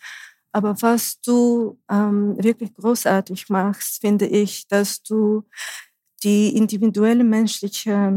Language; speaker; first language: German; non-native, fluent; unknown